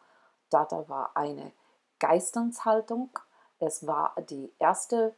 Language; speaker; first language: German; non-native, learner; English